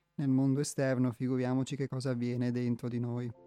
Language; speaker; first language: Italian; native; Italian